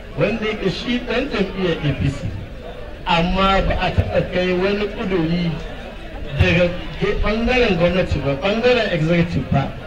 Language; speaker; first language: Hausa; native; Hausa